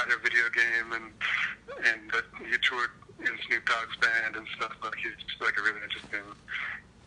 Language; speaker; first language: English; native; English